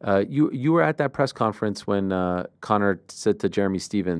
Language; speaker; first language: English; native; English